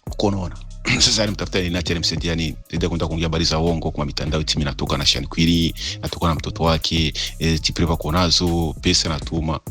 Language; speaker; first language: Swahili; non-native, local second language; Rundi